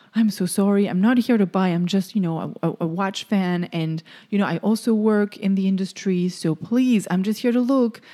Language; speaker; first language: English; non-native, fluent; French